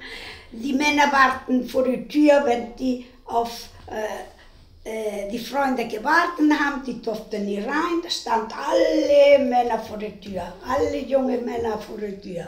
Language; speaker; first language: German; non-native, fluent; Spanish